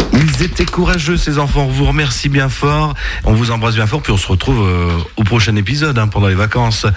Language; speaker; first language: French; native; French